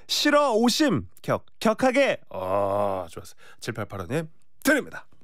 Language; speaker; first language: Korean; native; Korean